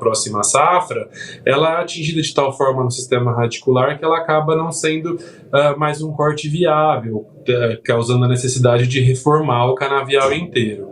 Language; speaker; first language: Portuguese; native; Portuguese